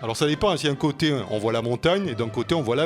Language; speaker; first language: French; native; French